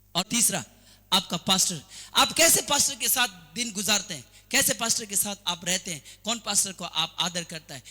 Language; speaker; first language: Hindi; non-native, local second language; Assamese